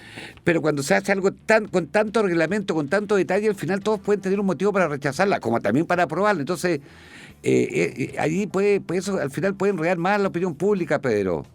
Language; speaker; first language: Spanish; native; Spanish